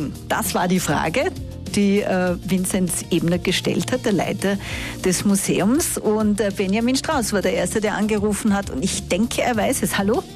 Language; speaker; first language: German; native; German